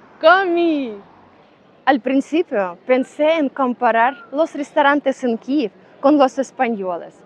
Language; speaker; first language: Spanish; non-native, learner; Ukrainian